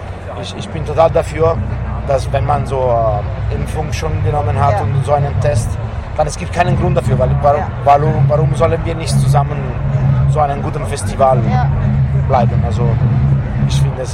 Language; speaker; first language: German; non-native, fluent; Italian